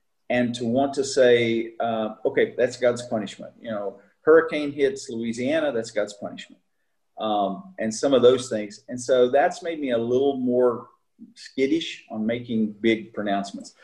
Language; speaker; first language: English; native; English